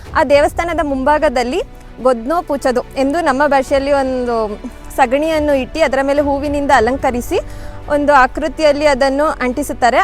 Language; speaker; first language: Kannada; non-native, local second language; Lambadi